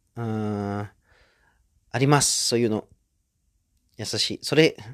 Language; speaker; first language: Japanese; non-native, fluent; Indonesian